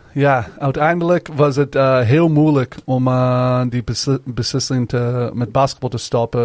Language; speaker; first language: Dutch; non-native, learner; English